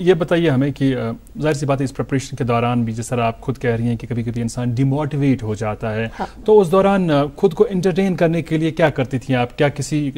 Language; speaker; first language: Hindi; non-native, local second language; Kashmiri